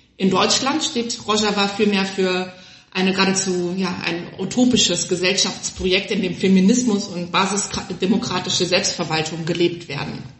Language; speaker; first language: German; native; German